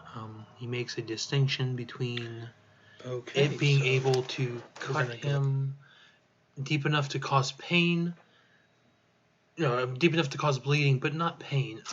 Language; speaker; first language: English; native; English